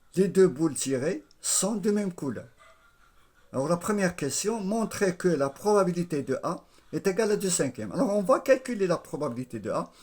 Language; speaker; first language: French; non-native, local second language; Arabic